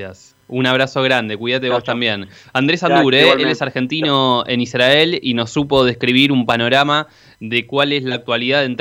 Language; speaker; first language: Spanish; native; Spanish